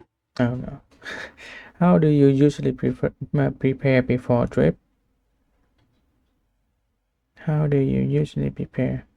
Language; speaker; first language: English; non-native, learner; Vietnamese